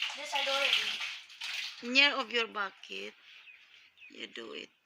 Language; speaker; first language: English; non-native, learner; Hiligaynon